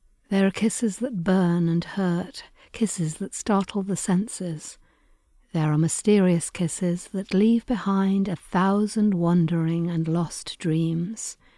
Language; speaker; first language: English; native; English